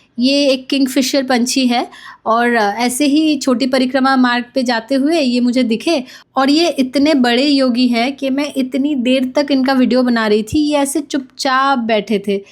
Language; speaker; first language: Hindi; non-native, local second language; Bangla